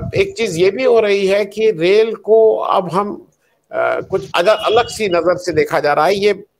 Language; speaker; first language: Hindi; native; Hindi